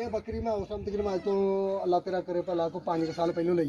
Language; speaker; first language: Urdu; non-native, local second language; Punjabi